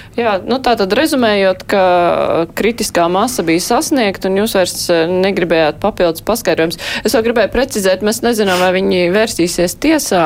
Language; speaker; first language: Latvian; native; Latvian